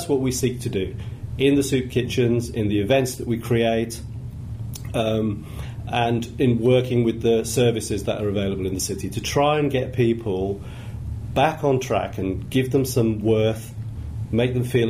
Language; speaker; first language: English; native; English